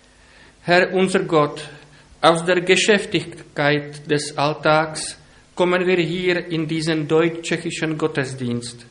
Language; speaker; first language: German; non-native, fluent; Czech